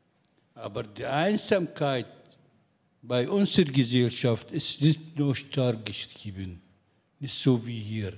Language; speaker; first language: German; non-native, fluent; Arabic